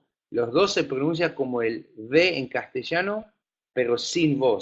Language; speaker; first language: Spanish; non-native, fluent; Afrikaans